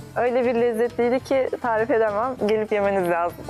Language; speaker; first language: Turkish; early bilingual, heritage; Turkish